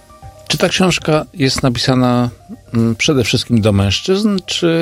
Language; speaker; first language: Polish; native; Polish